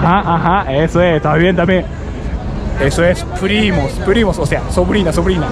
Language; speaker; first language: Spanish; non-native, learner; Japanese